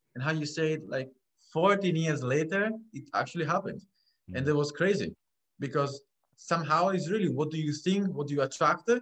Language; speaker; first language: English; non-native, fluent; Italian